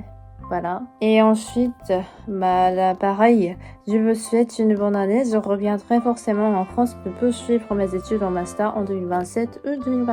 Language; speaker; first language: French; non-native, fluent; Japanese